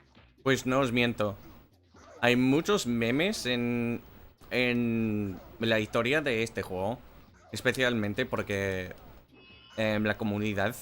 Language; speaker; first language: Spanish; non-native, learner; English